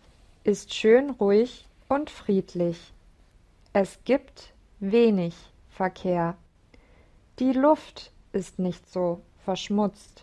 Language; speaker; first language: German; non-native, learner; English